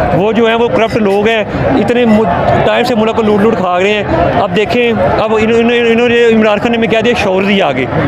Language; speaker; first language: Urdu; non-native, local second language; Punjabi